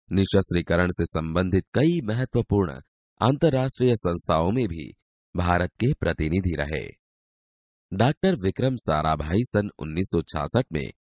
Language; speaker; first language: Hindi; non-native, local second language; Gujarati